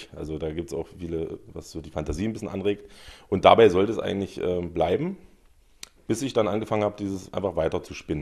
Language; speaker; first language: German; native; German